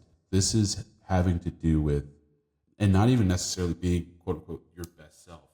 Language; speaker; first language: English; native; English